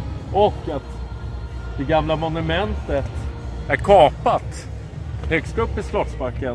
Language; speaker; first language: Swedish; native; Swedish